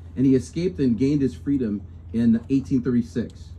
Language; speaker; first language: English; native; English